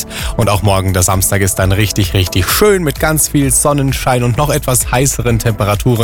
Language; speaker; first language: German; native; German